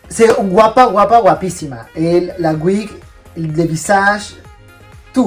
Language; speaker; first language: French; non-native, fluent; Spanish